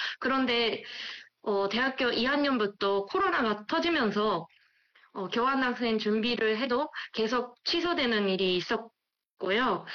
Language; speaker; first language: Korean; non-native, fluent; Japanese